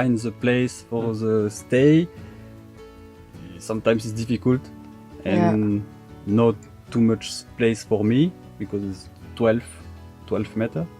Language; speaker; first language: English; non-native, learner; French